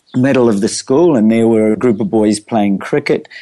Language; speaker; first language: English; native; English